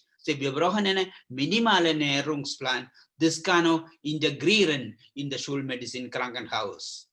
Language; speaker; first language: German; non-native, learner; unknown